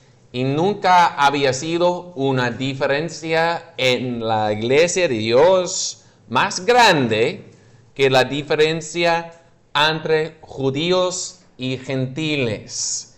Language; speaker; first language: Spanish; non-native, fluent; English